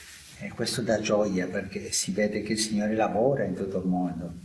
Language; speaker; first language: Italian; non-native, fluent; Spanish